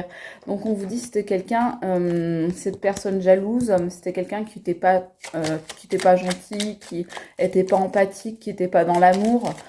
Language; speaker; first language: French; native; French